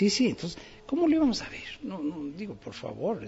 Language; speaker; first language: Spanish; native; Spanish